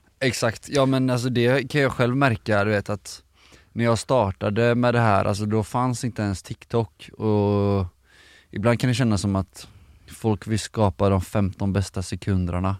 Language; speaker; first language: Swedish; native; Swedish